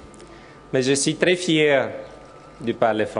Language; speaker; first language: French; non-native, fluent; Romanian